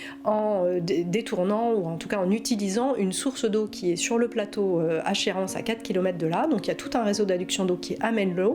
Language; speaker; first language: French; native; French